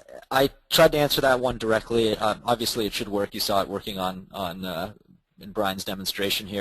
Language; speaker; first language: English; native; English